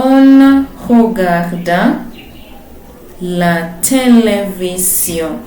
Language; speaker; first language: French; non-native, fluent; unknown